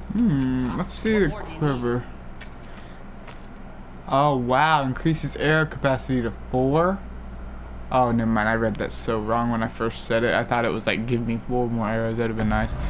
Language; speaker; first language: English; native; English